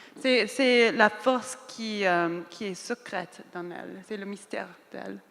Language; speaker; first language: French; non-native, fluent; English